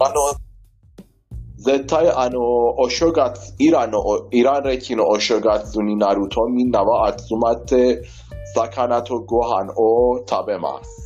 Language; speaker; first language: Japanese; non-native, learner; Persian